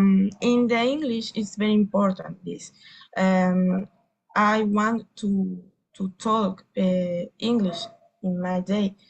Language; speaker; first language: English; non-native, learner; Spanish